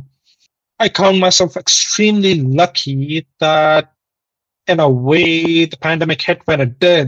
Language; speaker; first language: English; non-native, local second language; Hindi